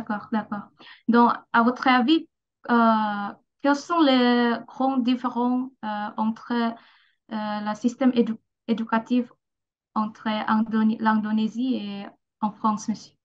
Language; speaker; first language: French; non-native, learner; Indonesian